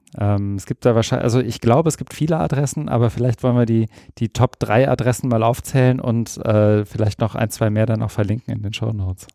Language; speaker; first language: German; native; German